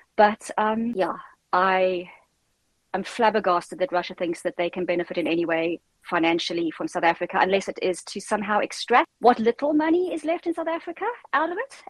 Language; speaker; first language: English; native; English